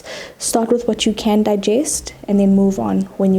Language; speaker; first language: English; native; English